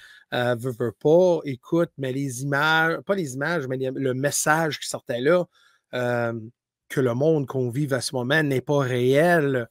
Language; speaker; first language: French; native; French